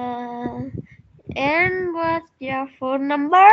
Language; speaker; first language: English; non-native, learner; Vietnamese